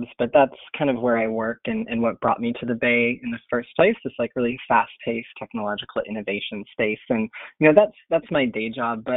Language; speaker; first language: English; native; English